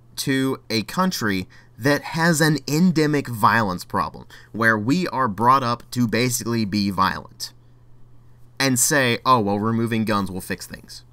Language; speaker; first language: English; native; English